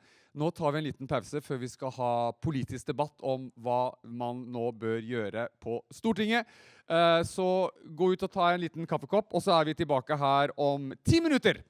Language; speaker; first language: Norwegian; native; Norwegian